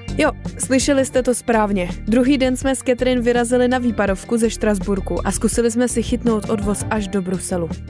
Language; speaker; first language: Czech; native; Czech